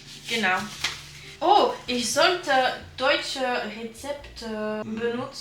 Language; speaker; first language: German; non-native, learner; French